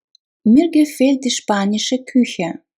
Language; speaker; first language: German; non-native, fluent; Russian